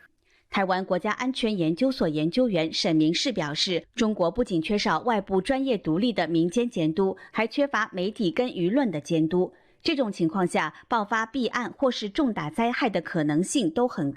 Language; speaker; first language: Chinese; native; Chinese